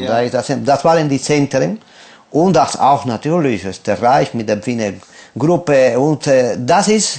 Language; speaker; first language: German; non-native, fluent; Spanish